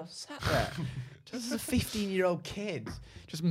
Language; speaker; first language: English; native; English